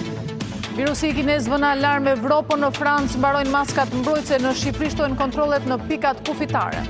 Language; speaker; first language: Albanian; native; Albanian